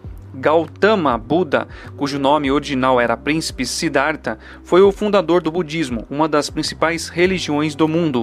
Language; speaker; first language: Portuguese; native; Portuguese